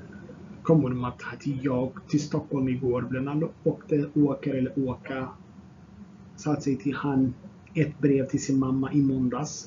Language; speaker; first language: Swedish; non-native, fluent; Tigrinya